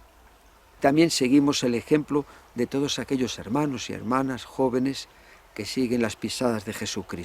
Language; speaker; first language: Spanish; native; Spanish